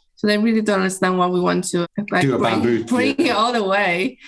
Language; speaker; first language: English; non-native, fluent; Chinese